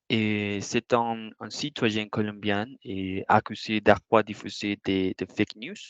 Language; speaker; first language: French; non-native, learner; Spanish